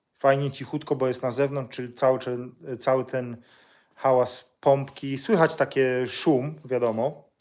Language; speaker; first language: Polish; native; Polish